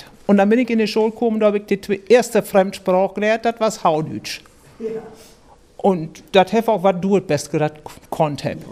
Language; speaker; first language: German; non-native, local second language; Low German